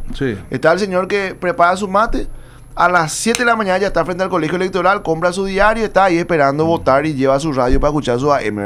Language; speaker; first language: Spanish; native; Spanish